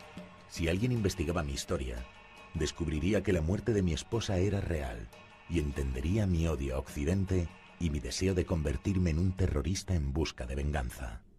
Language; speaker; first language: Spanish; native; Spanish